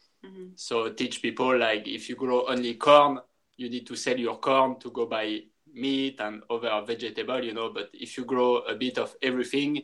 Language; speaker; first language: English; non-native, fluent; French